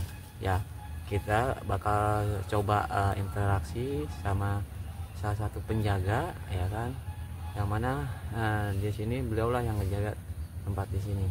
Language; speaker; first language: Indonesian; native; Indonesian